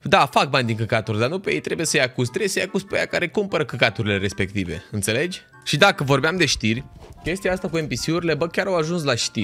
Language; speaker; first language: Romanian; native; Romanian